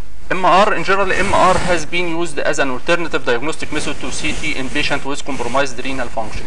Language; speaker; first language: English; non-native, fluent; Arabic